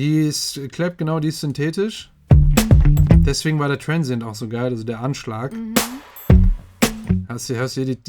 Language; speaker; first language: German; native; German